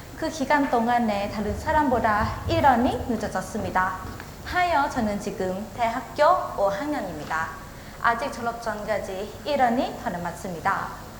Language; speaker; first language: Korean; non-native, learner; Thai